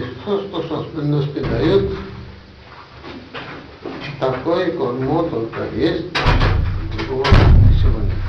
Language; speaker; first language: Russian; non-native, learner; Bangla